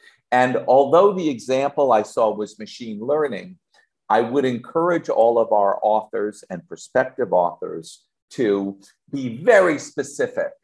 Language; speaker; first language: English; native; English